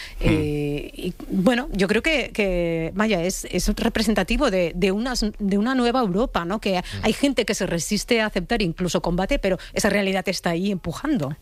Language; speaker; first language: Spanish; native; Spanish